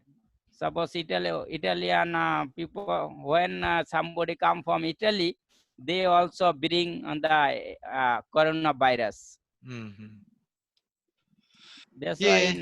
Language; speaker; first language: English; non-native, learner; Bangla